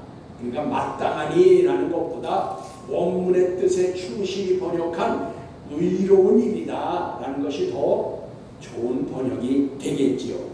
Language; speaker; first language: Korean; native; Korean